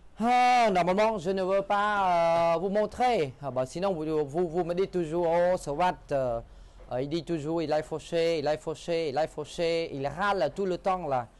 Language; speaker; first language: French; non-native, fluent; Khmer